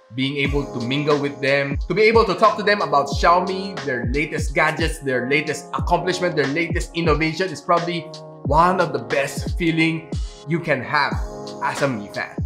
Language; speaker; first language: English; non-native, local second language; Filipino